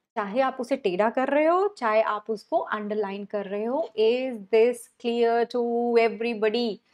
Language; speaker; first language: Hindi; native; Hindi